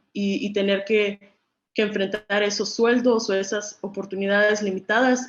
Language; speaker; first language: Spanish; early bilingual, other home language; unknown